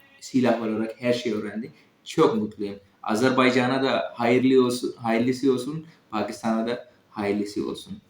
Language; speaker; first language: Turkish; non-native, fluent; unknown